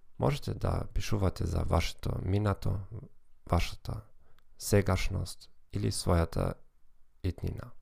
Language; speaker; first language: Macedonian; non-native, learner; German